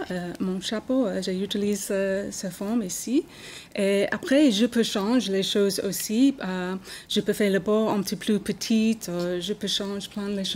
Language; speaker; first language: French; non-native, learner; English